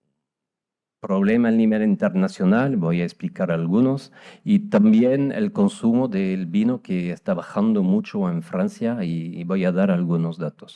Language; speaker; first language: Spanish; non-native, fluent; French